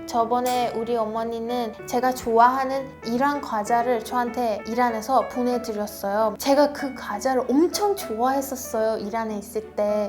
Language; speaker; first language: Korean; non-native, fluent; Persian